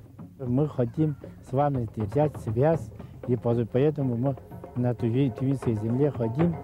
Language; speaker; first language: Russian; non-native, local second language; Tuvinian